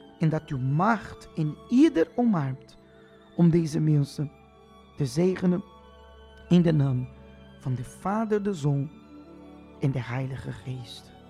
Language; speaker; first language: Dutch; non-native, fluent; Portuguese